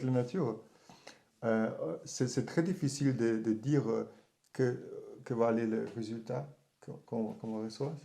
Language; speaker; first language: French; non-native, learner; German